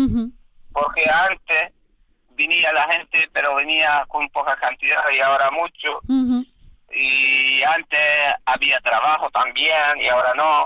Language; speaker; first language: Spanish; non-native, fluent; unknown